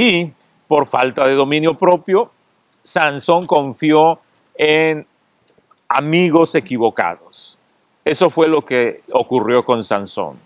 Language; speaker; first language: Spanish; native; Spanish